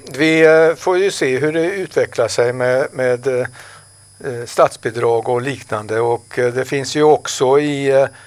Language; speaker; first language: Swedish; native; Swedish